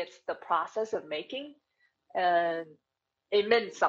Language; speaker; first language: English; non-native, fluent; Chinese